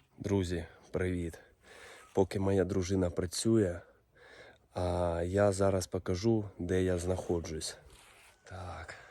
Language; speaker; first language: Ukrainian; native; Ukrainian